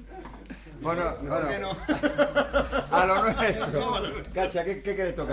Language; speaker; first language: Spanish; native; Spanish